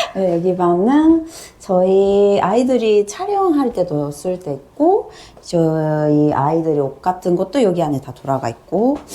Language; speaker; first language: Korean; non-native, fluent; Japanese